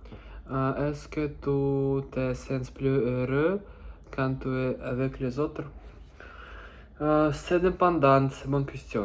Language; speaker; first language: French; non-native, learner; Russian